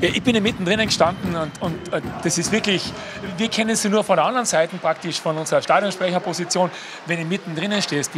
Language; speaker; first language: German; native; German